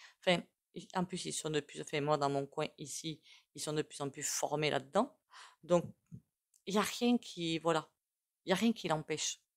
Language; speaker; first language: French; native; French